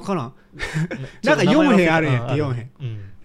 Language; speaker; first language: Japanese; native; Japanese